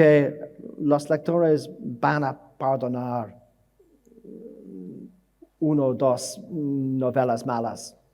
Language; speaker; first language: Spanish; non-native, learner; English